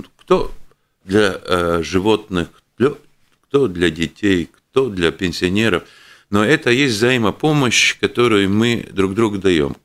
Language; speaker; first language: Russian; non-native, local second language; Latvian